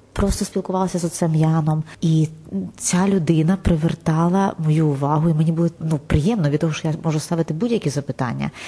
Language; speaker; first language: Ukrainian; non-native, local second language; Russian